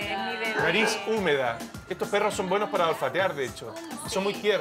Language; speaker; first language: Spanish; native; Spanish